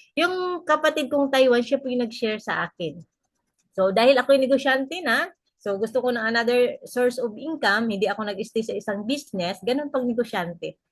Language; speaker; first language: Filipino; non-native, local second language; Cebuano